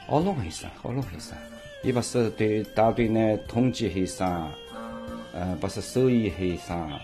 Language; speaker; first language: Mongolian; non-native, local second language; Chinese